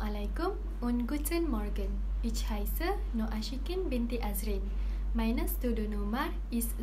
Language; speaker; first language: German; non-native, learner; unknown